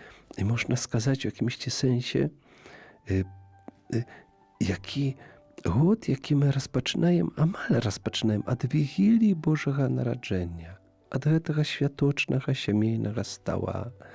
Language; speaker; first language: Belarusian; native; Belarusian